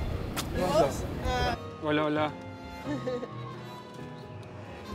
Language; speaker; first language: Spanish; native; Spanish